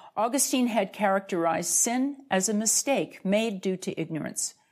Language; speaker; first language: English; native; English